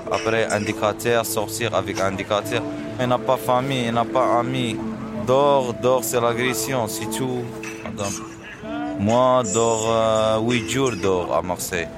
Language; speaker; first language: French; non-native, learner; Arabic